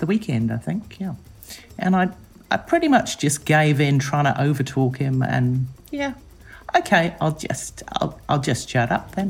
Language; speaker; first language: English; native; English